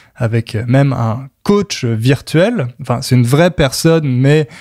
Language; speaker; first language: French; native; French